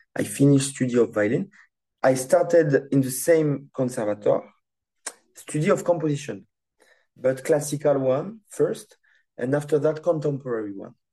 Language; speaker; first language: English; non-native, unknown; French